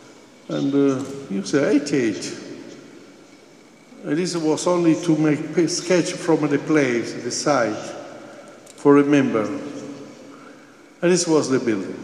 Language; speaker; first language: English; non-native, fluent; Italian